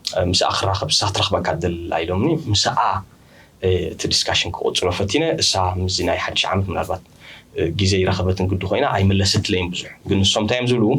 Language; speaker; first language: Tigrinya; early bilingual, heritage; Tigrinya